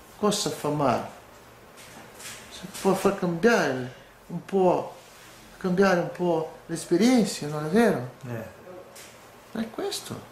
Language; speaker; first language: Italian; non-native, learner; Portuguese